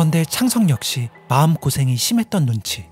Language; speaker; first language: Korean; native; Korean